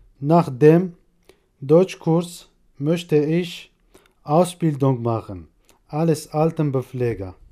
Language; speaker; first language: German; non-native, learner; Arabic